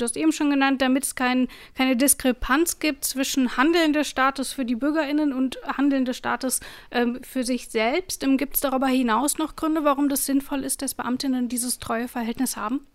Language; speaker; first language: German; native; German